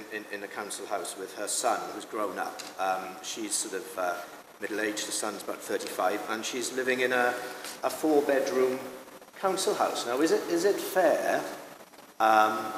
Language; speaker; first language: English; native; English